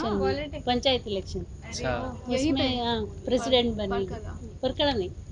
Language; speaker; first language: Hindi; non-native, local second language; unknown